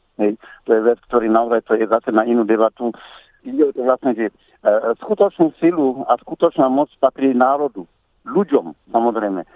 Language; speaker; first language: Slovak; non-native, fluent; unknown